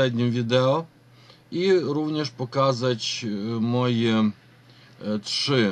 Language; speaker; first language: Polish; non-native, fluent; Ukrainian